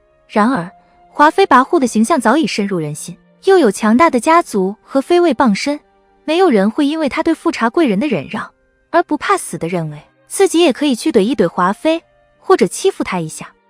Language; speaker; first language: Chinese; native; Chinese